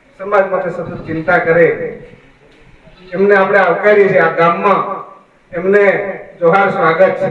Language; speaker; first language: Gujarati; non-native, local second language; Bhili